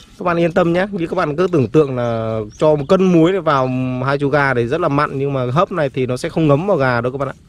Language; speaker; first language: Vietnamese; native; Vietnamese